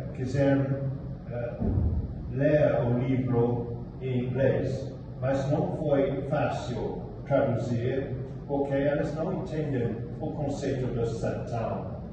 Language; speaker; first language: Portuguese; non-native, fluent; English